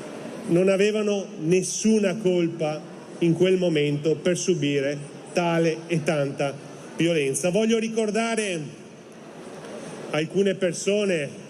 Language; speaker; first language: Italian; native; Italian